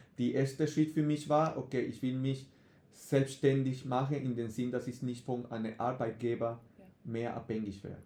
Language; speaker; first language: German; non-native, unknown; Spanish